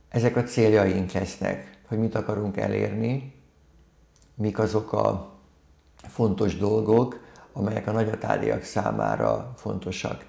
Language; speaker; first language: Hungarian; native; Hungarian